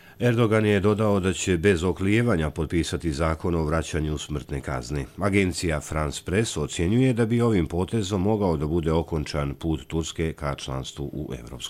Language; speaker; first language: Serbian; native; Serbian